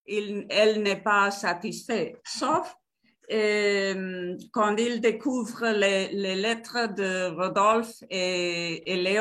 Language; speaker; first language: French; non-native, learner; Spanish